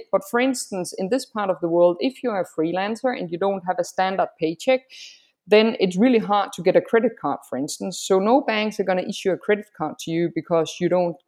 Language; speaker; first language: English; non-native, fluent; Danish